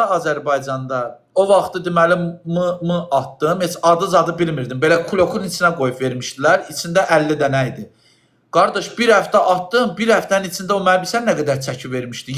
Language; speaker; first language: Azerbaijani; native; Azerbaijani